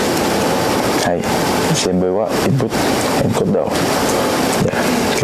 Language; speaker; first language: Japanese; non-native, learner; Cantonese